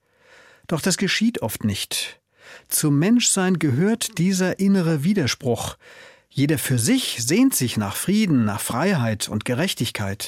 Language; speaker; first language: German; native; German